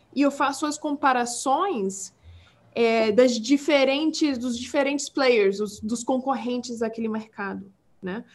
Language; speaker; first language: Portuguese; non-native, local second language; English